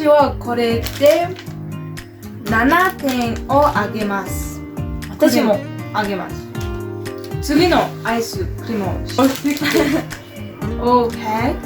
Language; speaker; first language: Japanese; non-native, learner; Mongolian